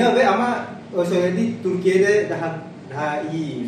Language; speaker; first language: Turkish; non-native, learner; Indonesian